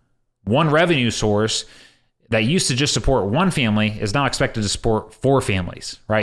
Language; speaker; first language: English; native; English